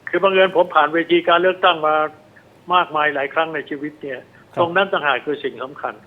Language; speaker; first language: Thai; native; Thai